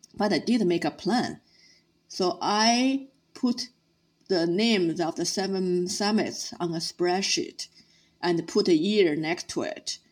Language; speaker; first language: English; non-native, fluent; Chinese